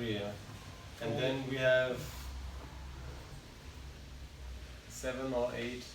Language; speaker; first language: English; non-native, learner; German